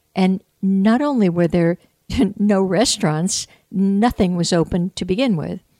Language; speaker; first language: English; native; English